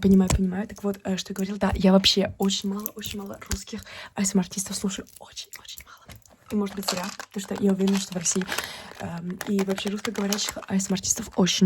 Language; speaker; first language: Russian; early bilingual, heritage; Russian